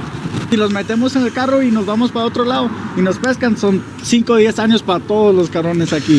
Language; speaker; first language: Spanish; native; Spanish